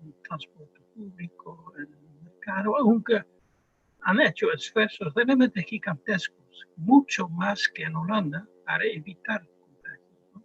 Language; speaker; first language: Spanish; non-native, fluent; Dutch